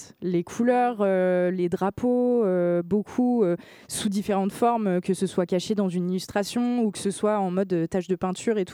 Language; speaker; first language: French; native; French